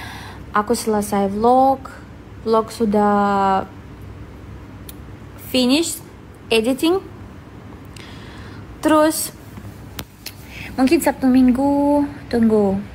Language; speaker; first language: Indonesian; non-native, fluent; Russian